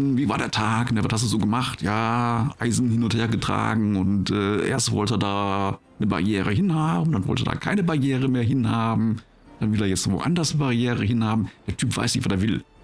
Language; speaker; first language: German; native; German